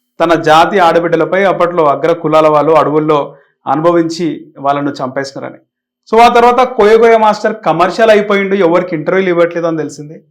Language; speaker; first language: Telugu; native; Telugu